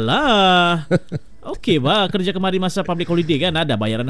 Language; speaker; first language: Malay; native; Malay